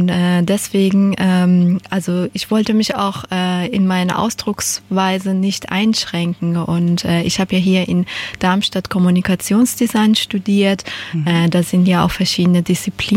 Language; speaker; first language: German; non-native, fluent; Persian